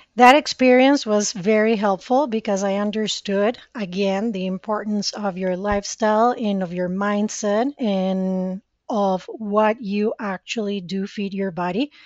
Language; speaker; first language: English; non-native, fluent; Spanish